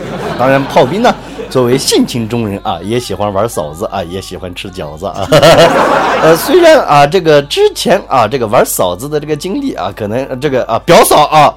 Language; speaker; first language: Chinese; native; Chinese